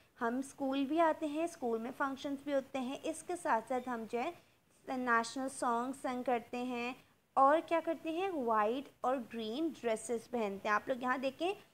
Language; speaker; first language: Urdu; native; Urdu